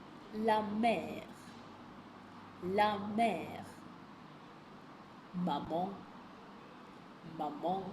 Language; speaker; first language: French; non-native, fluent; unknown